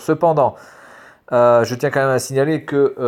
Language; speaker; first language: French; native; French